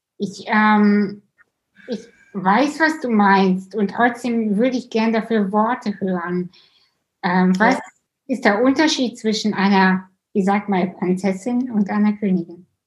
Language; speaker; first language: German; early bilingual, other home language; Russian